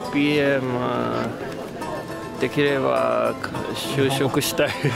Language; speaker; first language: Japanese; non-native, learner; Chinese